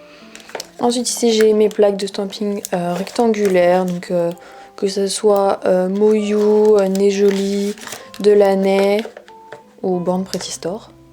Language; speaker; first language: French; native; French